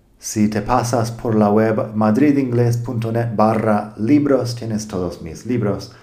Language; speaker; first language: Spanish; non-native, fluent; English